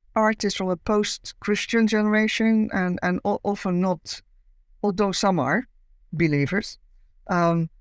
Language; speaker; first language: English; non-native, fluent; Dutch